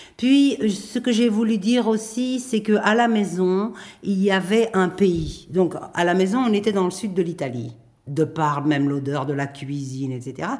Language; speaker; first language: French; native; French